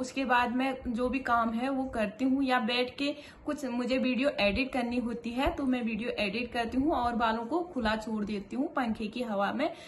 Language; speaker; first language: Hindi; native; Hindi